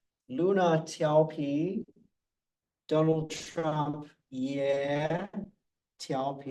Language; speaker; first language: Chinese; non-native, fluent; English